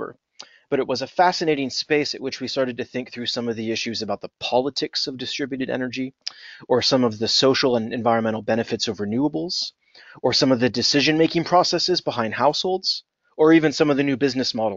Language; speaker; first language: English; native; English